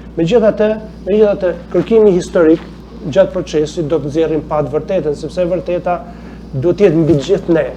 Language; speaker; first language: Albanian; native; Albanian